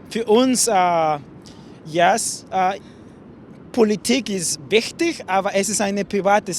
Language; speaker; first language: German; non-native, learner; English